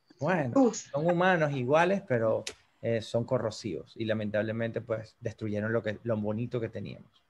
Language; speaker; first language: Spanish; native; Spanish